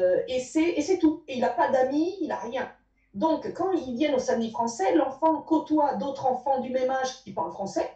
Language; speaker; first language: French; native; French